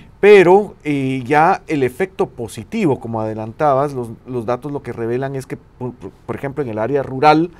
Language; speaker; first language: Spanish; native; Spanish